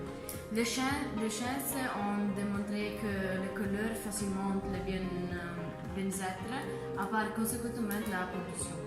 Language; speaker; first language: French; non-native, learner; Italian